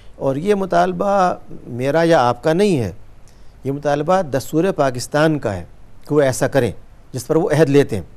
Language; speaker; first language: Urdu; native; Urdu